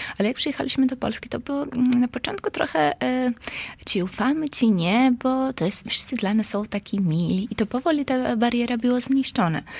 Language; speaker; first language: Polish; non-native, fluent; Georgian